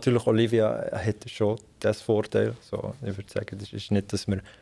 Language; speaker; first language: German; non-native, fluent; Dutch